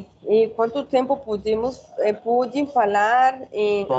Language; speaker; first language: Portuguese; non-native, learner; Spanish